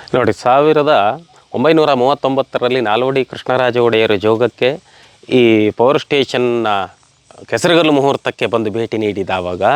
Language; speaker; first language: Kannada; native; Kannada